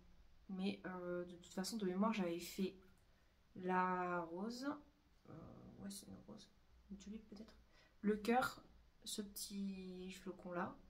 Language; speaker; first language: French; native; French